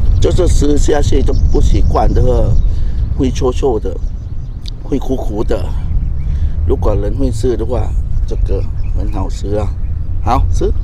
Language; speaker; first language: Chinese; non-native, learner; Thai